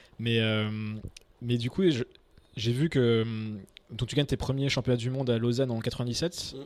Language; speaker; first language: French; native; French